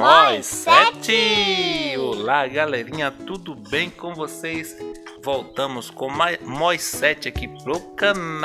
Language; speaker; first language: Portuguese; native; Portuguese